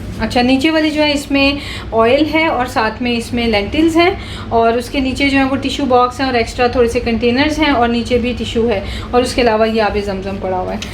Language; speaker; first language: Urdu; native; Urdu